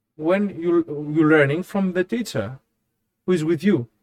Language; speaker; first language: English; non-native, fluent; Greek